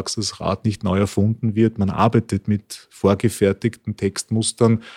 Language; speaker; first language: German; native; German